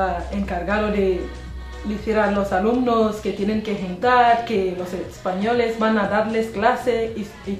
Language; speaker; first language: Spanish; non-native, fluent; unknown